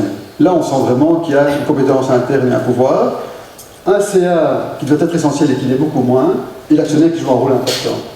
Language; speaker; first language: French; native; French